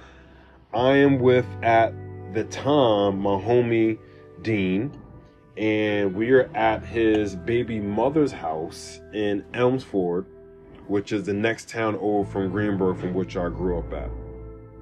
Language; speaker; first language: English; native; English